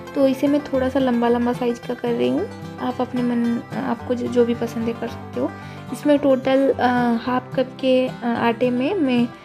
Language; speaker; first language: Hindi; non-native, local second language; Odia